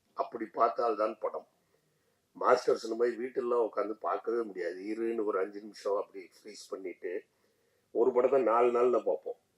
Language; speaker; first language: Tamil; native; Tamil